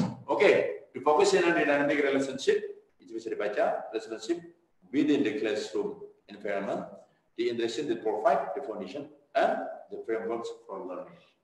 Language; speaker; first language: English; non-native, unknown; Indonesian